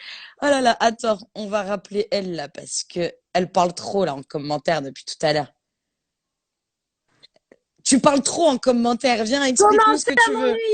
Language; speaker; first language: French; native; French